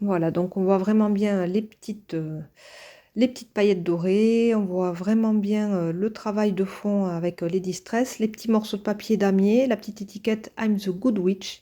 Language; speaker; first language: French; native; French